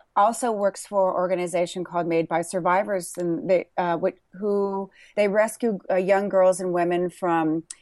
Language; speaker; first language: English; native; English